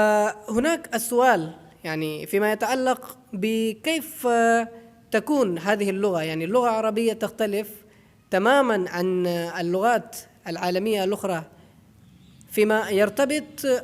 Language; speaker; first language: Arabic; non-native, fluent; Urdu